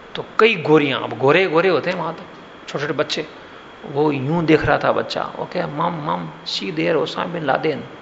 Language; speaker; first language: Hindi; non-native, local second language; Gujarati